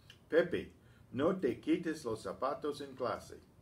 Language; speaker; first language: Spanish; non-native, fluent; English